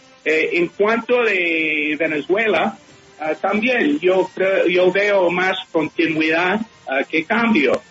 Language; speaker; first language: Spanish; non-native, fluent; English